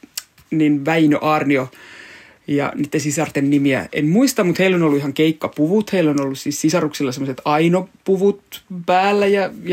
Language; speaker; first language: Finnish; native; Finnish